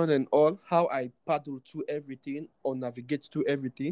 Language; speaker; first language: English; non-native, local second language; Krio